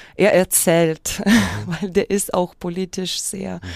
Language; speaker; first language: German; non-native, fluent; Russian